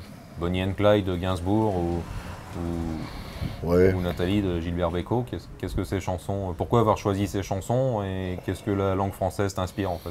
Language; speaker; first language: French; native; French